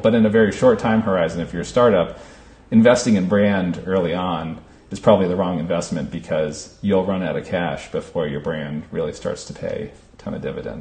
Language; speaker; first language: English; native; English